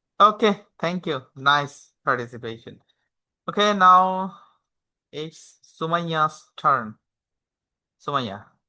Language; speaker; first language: English; non-native, local second language; Bangla